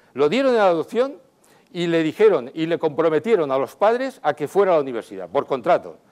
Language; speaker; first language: Spanish; native; Spanish